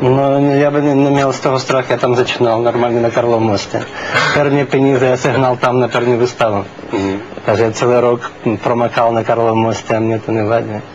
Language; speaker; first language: Czech; non-native, learner; Russian